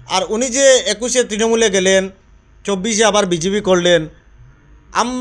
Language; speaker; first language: Bangla; native; Bangla